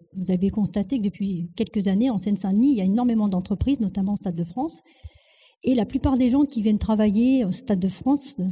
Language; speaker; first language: French; early bilingual, other home language; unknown